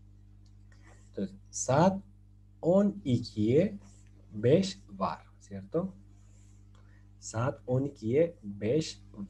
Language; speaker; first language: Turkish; non-native, fluent; Spanish